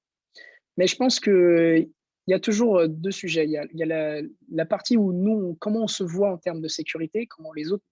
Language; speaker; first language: French; native; French